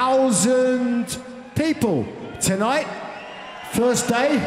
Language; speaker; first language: English; native; English